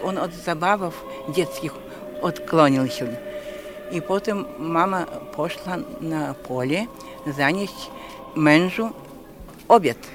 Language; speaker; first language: Polish; non-native, local second language; Belarusian